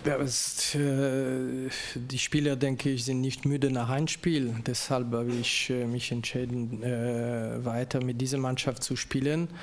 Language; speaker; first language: German; non-native, local second language; French